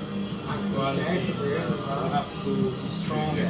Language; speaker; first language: English; non-native, learner; Romanian